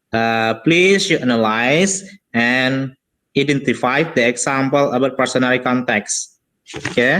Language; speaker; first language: English; non-native, learner; Indonesian